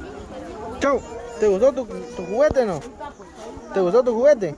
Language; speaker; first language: Spanish; native; Spanish